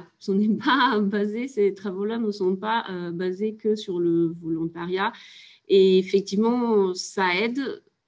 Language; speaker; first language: French; native; French